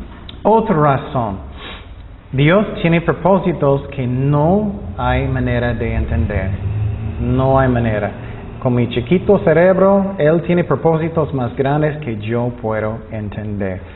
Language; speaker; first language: Spanish; non-native, fluent; English